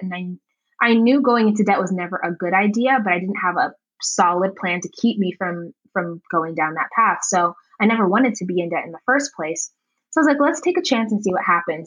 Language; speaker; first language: English; native; English